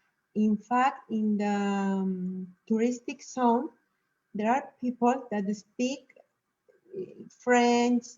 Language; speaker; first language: English; non-native, learner; Spanish